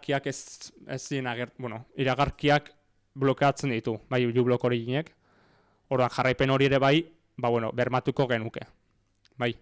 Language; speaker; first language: Basque; native; Basque